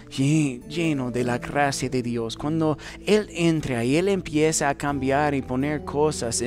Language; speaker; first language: Spanish; non-native, fluent; English